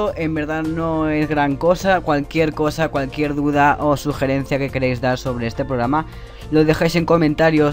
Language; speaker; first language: Spanish; native; Spanish